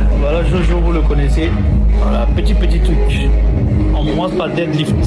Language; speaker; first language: French; non-native, local second language; Korean